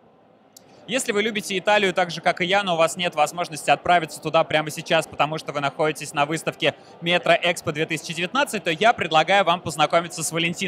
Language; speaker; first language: Russian; native; Russian